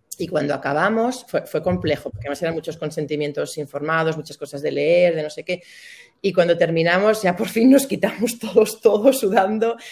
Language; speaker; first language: Spanish; native; Spanish